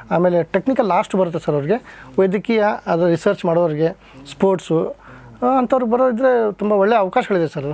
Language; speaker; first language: Kannada; native; Kannada